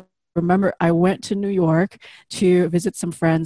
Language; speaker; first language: English; non-native, fluent; Indonesian